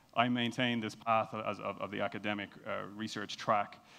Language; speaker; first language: English; native; English